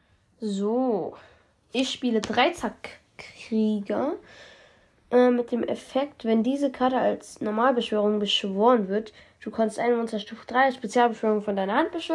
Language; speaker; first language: German; native; German